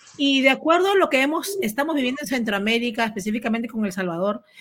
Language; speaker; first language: Spanish; native; Spanish